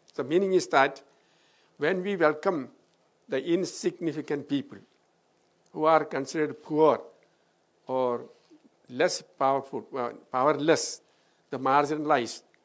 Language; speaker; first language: English; non-native, local second language; Malayalam